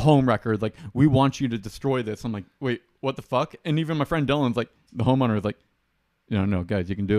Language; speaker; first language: English; native; English